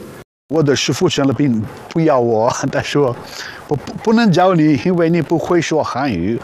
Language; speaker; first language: Chinese; non-native, learner; Italian